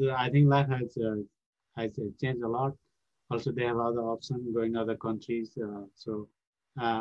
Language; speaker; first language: English; non-native, local second language; Gurung